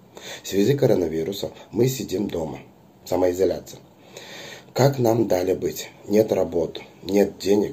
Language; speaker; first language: Russian; non-native, fluent; Uzbek